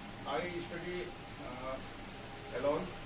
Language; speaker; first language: English; non-native, learner; Hindi